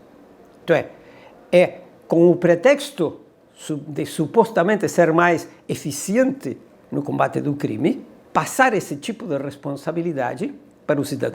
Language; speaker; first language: Portuguese; non-native, fluent; Spanish